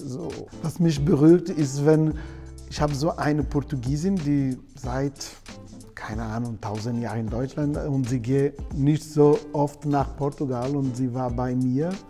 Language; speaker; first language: German; non-native, learner; Portuguese